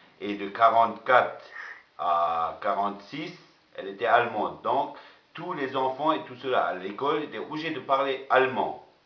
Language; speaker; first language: French; non-native, local second language; German